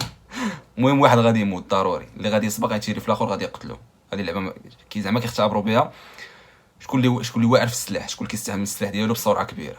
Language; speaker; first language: Arabic; native; Arabic